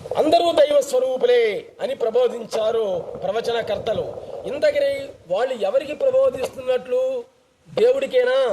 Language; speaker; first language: Telugu; native; Telugu